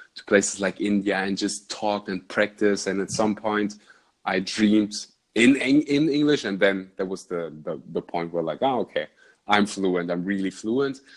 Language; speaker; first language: English; non-native, fluent; German